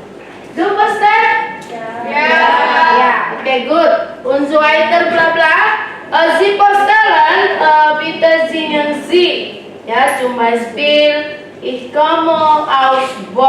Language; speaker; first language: German; non-native, learner; Indonesian